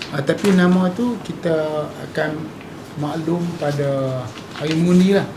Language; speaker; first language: Malay; native; Malay